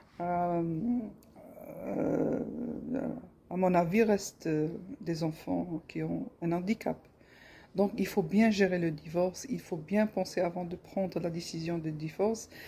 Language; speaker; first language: French; non-native, local second language; Arabic